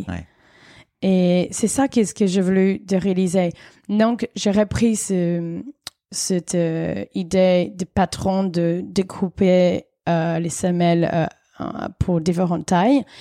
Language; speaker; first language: French; non-native, fluent; English